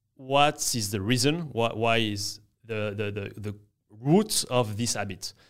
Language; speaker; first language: English; non-native, fluent; French